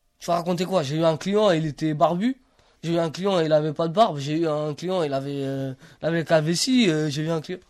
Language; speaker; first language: French; early bilingual, other home language; Romany